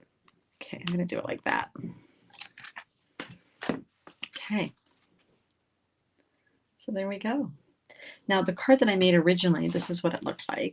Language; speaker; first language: English; native; English